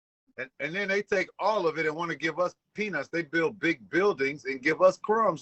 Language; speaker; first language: English; native; English